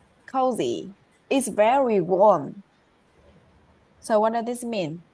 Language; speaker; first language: English; non-native, learner; Vietnamese